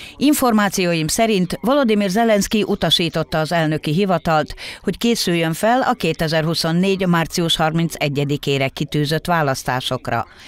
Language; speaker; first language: Hungarian; native; Hungarian